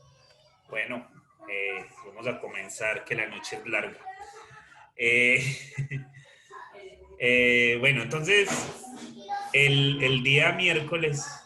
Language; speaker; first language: Spanish; native; Spanish